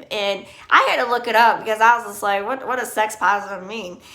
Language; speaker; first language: English; native; English